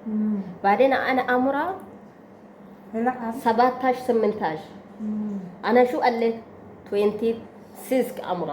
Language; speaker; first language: Arabic; non-native, learner; Oromo